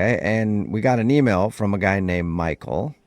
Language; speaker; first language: English; native; English